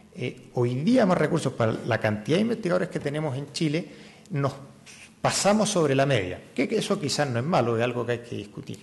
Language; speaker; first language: Spanish; native; Spanish